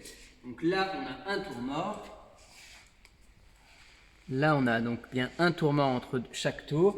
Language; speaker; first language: French; native; French